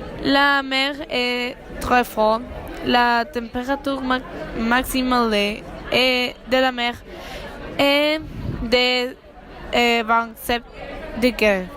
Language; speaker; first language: French; non-native, learner; Spanish